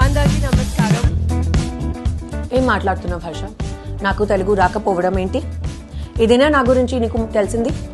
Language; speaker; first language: Telugu; non-native, local second language; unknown